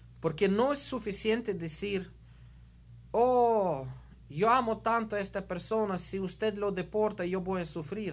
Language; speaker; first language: Spanish; non-native, fluent; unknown